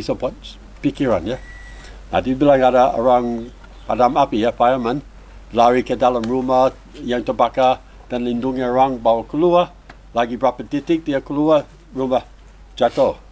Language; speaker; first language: Indonesian; non-native, learner; English